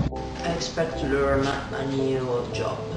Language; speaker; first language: English; non-native, learner; Italian